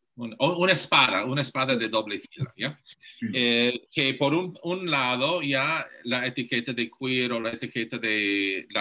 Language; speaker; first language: Spanish; non-native, fluent; English